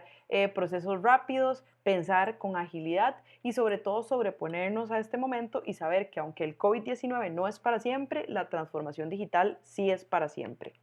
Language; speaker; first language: Spanish; native; Spanish